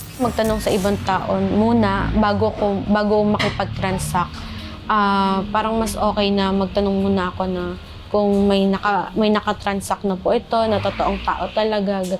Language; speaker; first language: Filipino; native; Filipino